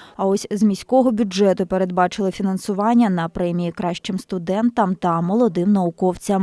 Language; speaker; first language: Ukrainian; native; Ukrainian